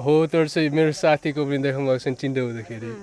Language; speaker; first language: Nepali; early bilingual, heritage; English